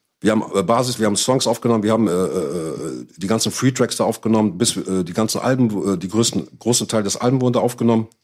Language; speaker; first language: German; early bilingual, other home language; Arabic